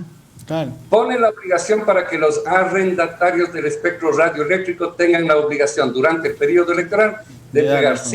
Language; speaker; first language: Spanish; native; Spanish